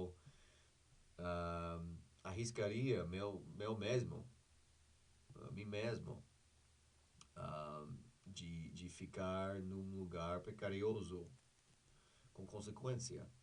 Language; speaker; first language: Portuguese; non-native, fluent; English